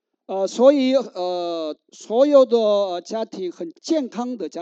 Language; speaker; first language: Chinese; non-native, learner; Korean